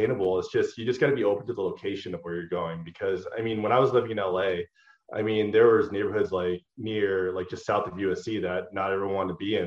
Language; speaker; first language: English; native; English